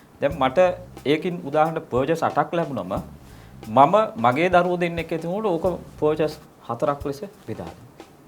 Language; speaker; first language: Sinhala; non-native, local second language; Tamil